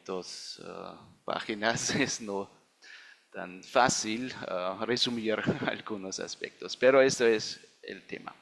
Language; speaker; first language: Spanish; non-native, fluent; German